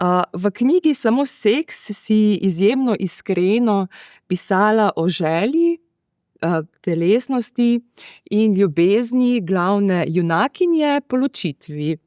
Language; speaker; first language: Slovenian; native; Slovenian